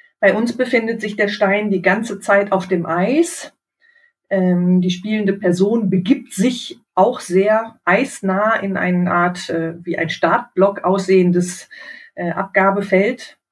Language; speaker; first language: German; native; German